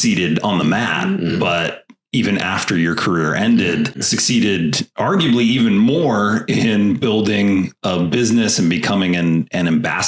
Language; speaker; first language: English; native; English